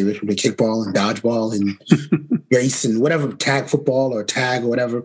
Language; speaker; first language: English; native; English